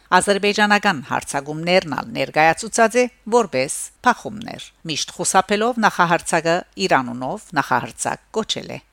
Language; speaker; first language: Armenian; early bilingual, heritage; Armenian